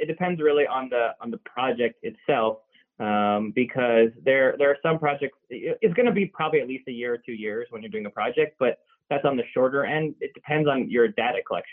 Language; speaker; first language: English; native; English